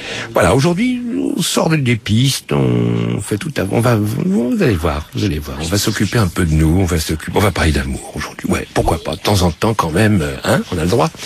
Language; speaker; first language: French; native; French